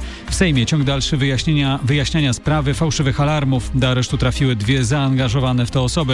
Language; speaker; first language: Polish; native; Polish